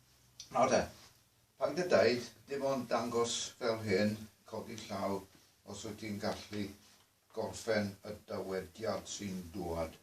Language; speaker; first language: Welsh; non-native, fluent; English